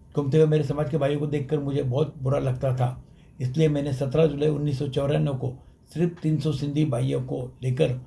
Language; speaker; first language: Hindi; non-native, local second language; Sindhi